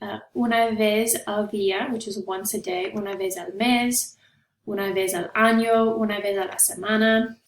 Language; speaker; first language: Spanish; non-native, fluent; English